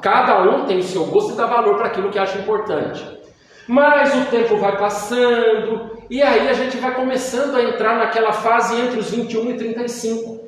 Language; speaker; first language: Portuguese; native; Portuguese